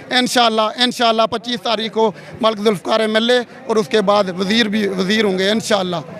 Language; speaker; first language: Urdu; non-native, local second language; Punjabi